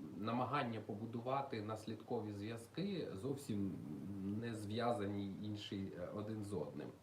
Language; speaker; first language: Ukrainian; non-native, local second language; Russian